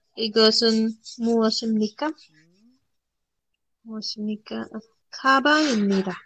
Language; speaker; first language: Korean; non-native, learner; Indonesian